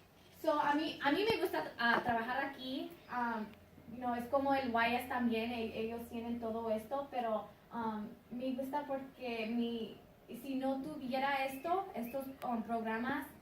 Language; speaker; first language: Spanish; early bilingual, heritage; Spanish